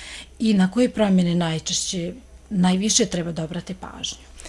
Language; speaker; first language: Croatian; native; Croatian